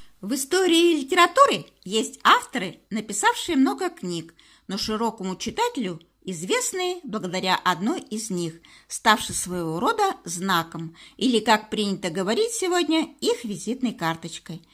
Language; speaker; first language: Russian; native; Russian